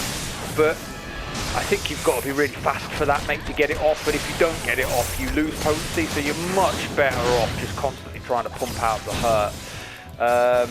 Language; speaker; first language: English; native; English